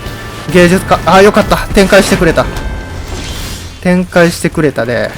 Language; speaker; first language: Japanese; native; Japanese